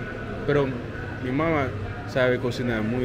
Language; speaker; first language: Spanish; non-native, learner; English